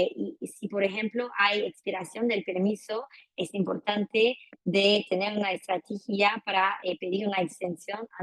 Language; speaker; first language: Spanish; non-native, fluent; French